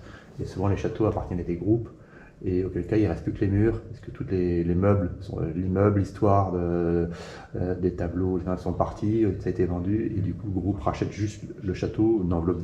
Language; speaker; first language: French; native; French